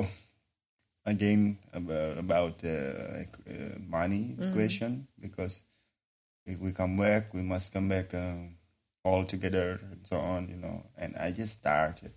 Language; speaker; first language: English; non-native, learner; Indonesian